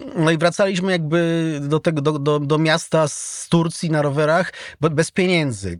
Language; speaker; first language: Polish; native; Polish